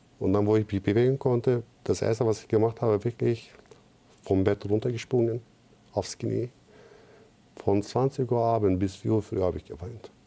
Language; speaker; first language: German; non-native, fluent; Turkish